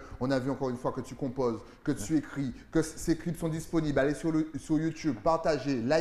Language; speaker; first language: French; native; French